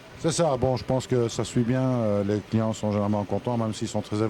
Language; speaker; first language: French; native; French